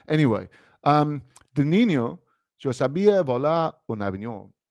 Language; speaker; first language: Spanish; non-native, learner; English